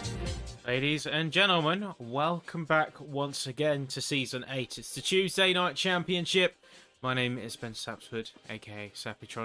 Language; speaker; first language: English; native; English